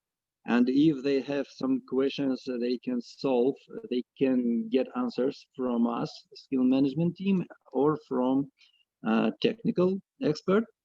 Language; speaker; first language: English; non-native, fluent; Russian